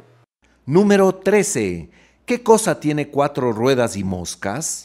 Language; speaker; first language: Spanish; native; Spanish